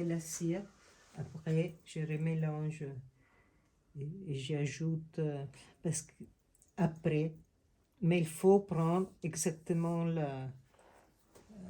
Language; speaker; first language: French; non-native, fluent; Italian